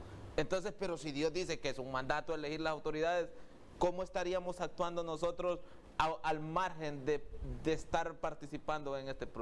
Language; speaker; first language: Spanish; native; Spanish